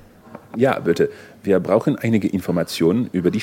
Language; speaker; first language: German; non-native, fluent; English